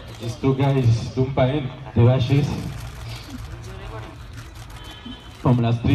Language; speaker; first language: English; non-native, learner; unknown